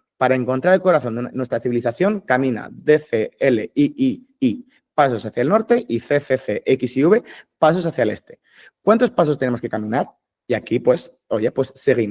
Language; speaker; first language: Spanish; native; Spanish